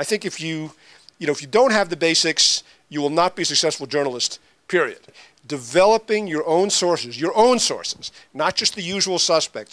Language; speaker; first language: English; native; English